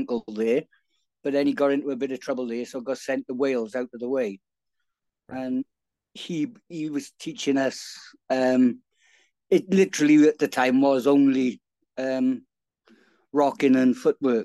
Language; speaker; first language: English; native; English